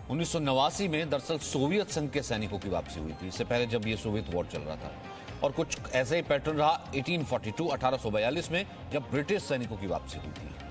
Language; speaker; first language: Hindi; native; Hindi